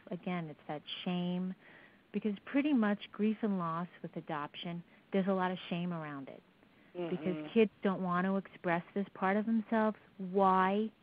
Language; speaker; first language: English; native; English